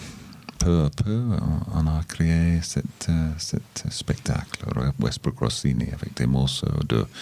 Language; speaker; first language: French; non-native, learner; English